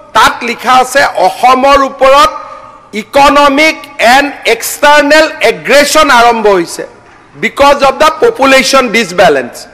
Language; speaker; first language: Assamese; native; Assamese